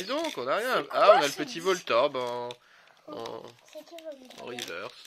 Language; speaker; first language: French; native; French